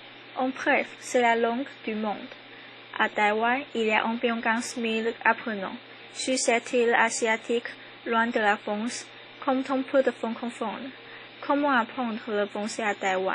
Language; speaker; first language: French; non-native, learner; Chinese